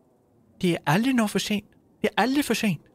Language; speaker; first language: Danish; non-native, learner; Swedish